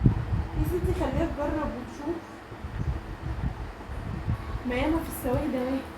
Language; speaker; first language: Arabic; native; Arabic